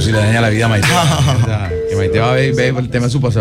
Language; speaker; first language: Spanish; native; Spanish